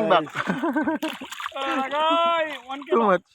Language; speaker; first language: English; non-native, learner; Filipino